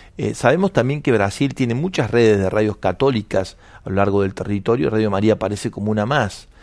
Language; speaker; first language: Spanish; native; Spanish